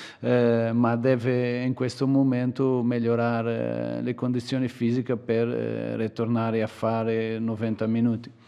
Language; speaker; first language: Italian; non-native, fluent; Portuguese